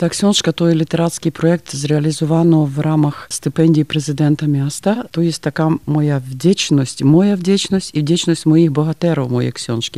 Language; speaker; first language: Polish; non-native, learner; Ukrainian